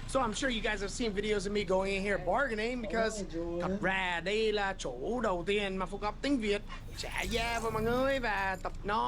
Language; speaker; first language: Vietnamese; non-native, fluent; English